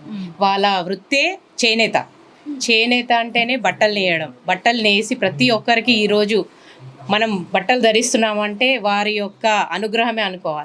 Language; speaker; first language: Telugu; native; Telugu